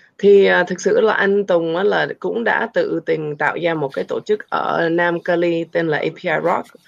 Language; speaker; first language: Vietnamese; early bilingual, heritage; Vietnamese